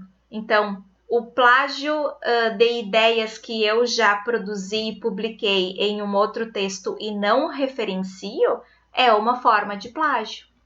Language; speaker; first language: Portuguese; native; Portuguese